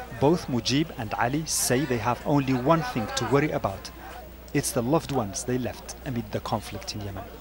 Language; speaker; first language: English; non-native, fluent; Arabic